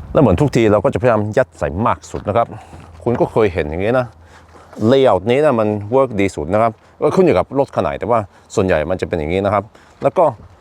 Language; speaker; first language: Thai; non-native, fluent; Norwegian